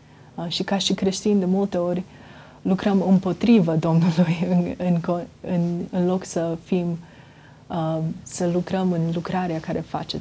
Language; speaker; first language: Romanian; early bilingual, heritage; Romanian